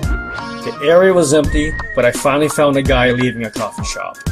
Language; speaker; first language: English; native; English